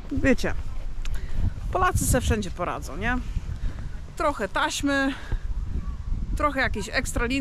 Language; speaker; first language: Polish; native; Polish